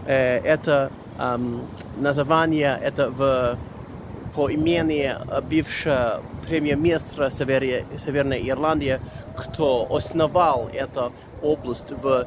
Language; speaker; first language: Russian; non-native, learner; English